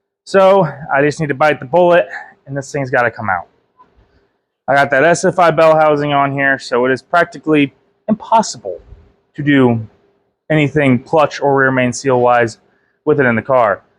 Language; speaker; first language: English; native; English